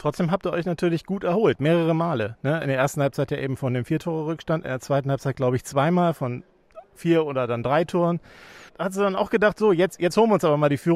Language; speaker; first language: German; native; German